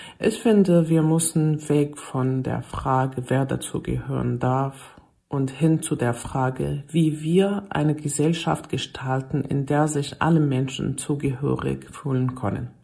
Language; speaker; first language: German; non-native, fluent; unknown